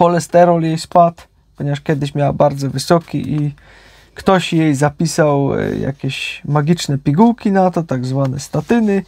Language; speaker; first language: Polish; native; Polish